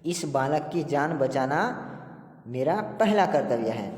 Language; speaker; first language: Hindi; non-native, local second language; Gujarati